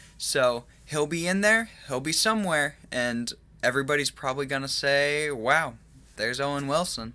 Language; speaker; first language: English; native; English